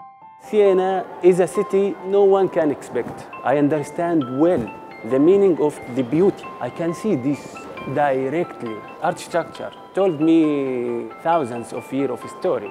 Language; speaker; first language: English; non-native, learner; Arabic